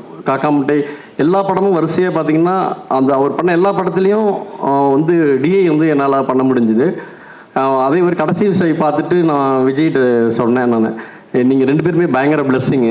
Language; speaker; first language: Tamil; native; Tamil